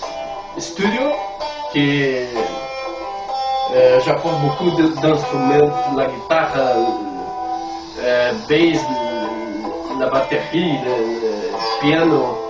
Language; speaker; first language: French; non-native, learner; Spanish